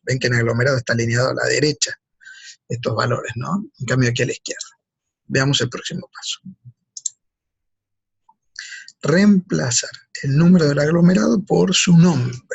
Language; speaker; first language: Spanish; native; Spanish